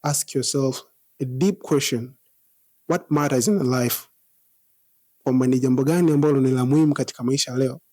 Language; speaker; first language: English; non-native, local second language; Swahili